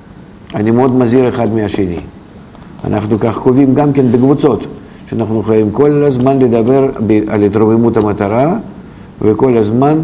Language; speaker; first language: Hebrew; non-native, fluent; Russian